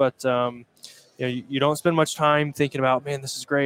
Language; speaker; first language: English; native; English